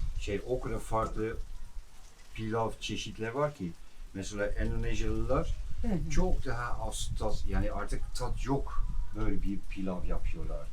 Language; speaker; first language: Turkish; non-native, fluent; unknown